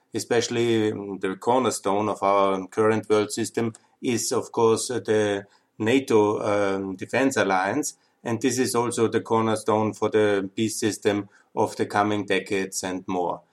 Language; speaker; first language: English; non-native, fluent; German